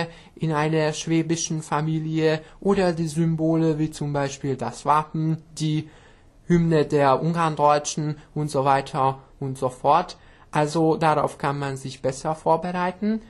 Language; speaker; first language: German; non-native, fluent; Hungarian